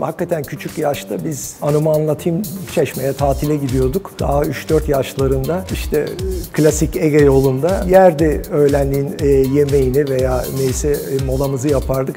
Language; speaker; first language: Turkish; native; Turkish